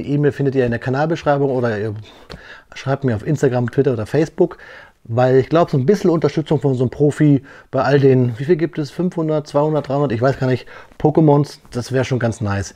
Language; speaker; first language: German; native; German